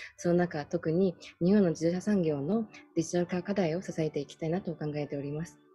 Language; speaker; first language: Japanese; non-native, fluent; Chinese